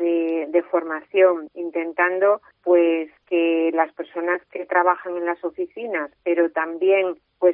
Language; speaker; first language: Spanish; native; Spanish